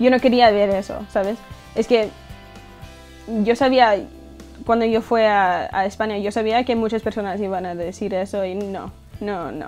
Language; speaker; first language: Spanish; early bilingual, heritage; English